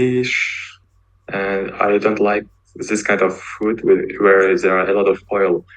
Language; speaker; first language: English; non-native, learner; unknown